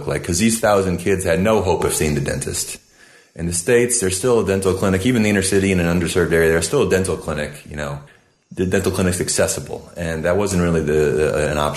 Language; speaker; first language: English; native; English